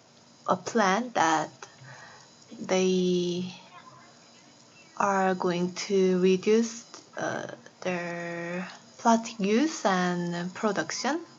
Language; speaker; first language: English; non-native, learner; Korean